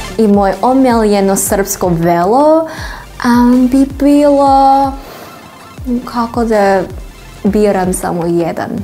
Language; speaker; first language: Serbian; non-native, learner; English